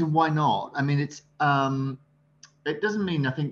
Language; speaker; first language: English; native; English